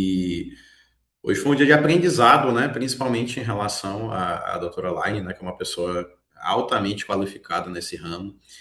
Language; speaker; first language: Portuguese; native; Portuguese